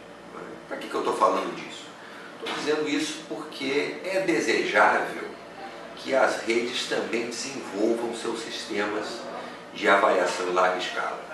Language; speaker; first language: Portuguese; native; Portuguese